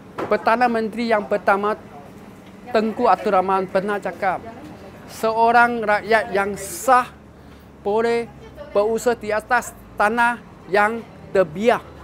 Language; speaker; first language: Malay; non-native, local second language; Chinese